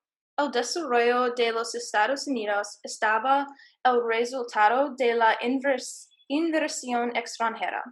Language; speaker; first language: Spanish; non-native, learner; English